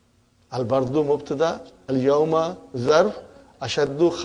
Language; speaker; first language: Arabic; non-native, fluent; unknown